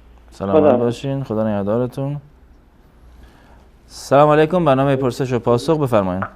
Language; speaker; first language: Persian; native; Persian